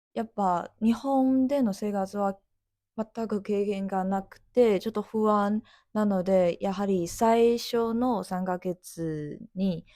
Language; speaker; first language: Japanese; non-native, fluent; Chinese